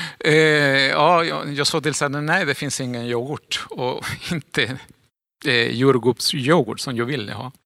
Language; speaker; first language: Swedish; non-native, fluent; Spanish